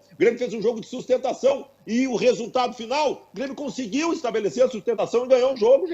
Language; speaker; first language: Portuguese; native; Portuguese